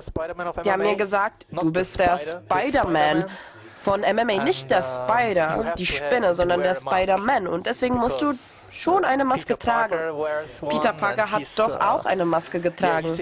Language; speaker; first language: German; non-native, fluent; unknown